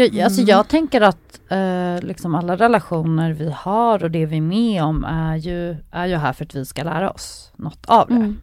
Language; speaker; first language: Swedish; native; Swedish